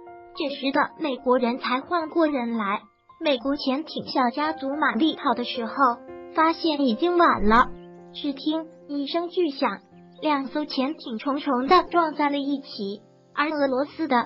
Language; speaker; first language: Chinese; native; Chinese